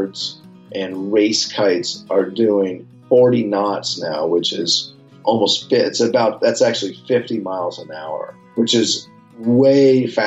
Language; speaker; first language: English; native; English